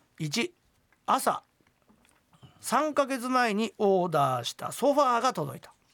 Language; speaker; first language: Japanese; native; Japanese